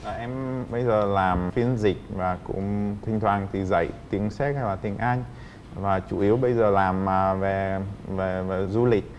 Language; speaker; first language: Vietnamese; non-native, fluent; Czech